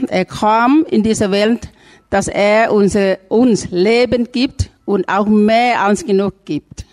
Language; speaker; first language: German; non-native, learner; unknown